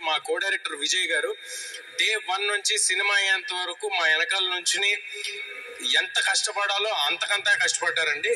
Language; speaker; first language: Telugu; native; Telugu